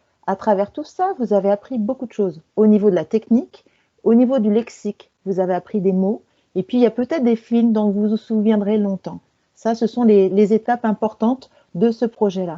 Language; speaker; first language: French; native; French